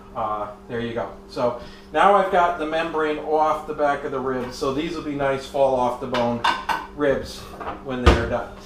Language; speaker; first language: English; native; English